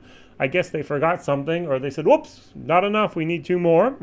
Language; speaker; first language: English; native; English